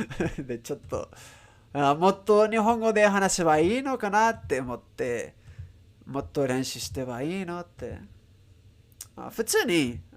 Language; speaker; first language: Japanese; non-native, learner; Spanish